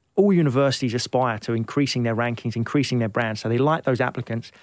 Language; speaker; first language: English; native; English